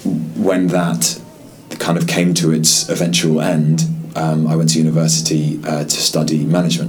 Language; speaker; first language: English; native; English